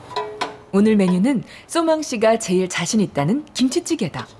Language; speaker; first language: Korean; native; Korean